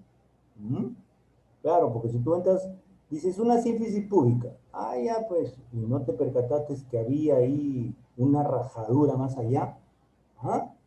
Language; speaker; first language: Spanish; native; Spanish